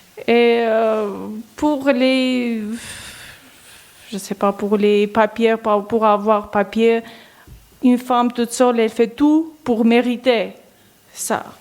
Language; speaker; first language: French; non-native, learner; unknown